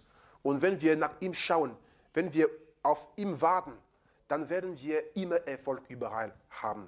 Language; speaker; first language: German; non-native, fluent; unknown